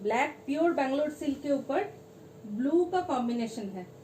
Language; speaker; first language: Hindi; non-native, local second language; Bangla